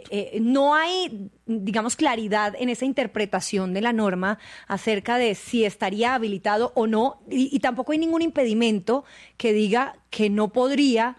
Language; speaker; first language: Spanish; native; Spanish